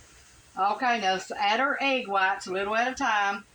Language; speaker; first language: English; native; English